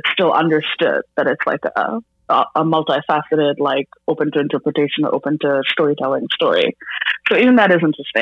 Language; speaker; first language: English; non-native, local second language; Bangla